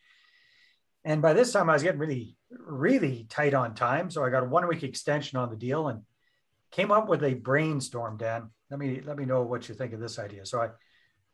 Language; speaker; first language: English; native; English